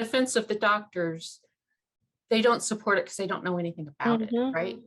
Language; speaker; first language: English; native; English